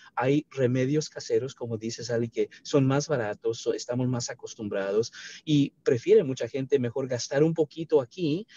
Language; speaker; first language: Spanish; native; Spanish